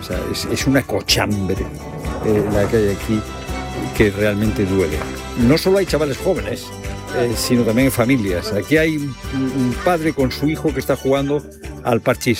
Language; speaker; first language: Spanish; native; Spanish